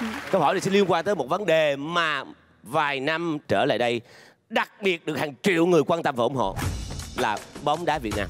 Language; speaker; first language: Vietnamese; native; Vietnamese